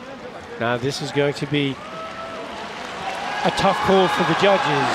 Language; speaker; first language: English; native; English